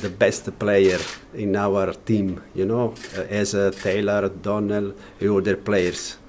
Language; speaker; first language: English; non-native, learner; Italian